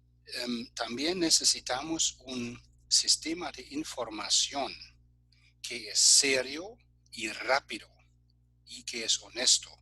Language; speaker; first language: Spanish; non-native, fluent; German